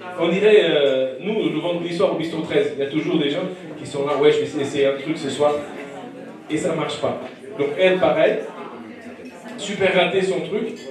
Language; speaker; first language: French; non-native, fluent; Portuguese